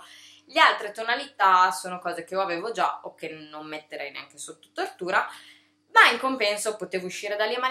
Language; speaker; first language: Italian; native; Italian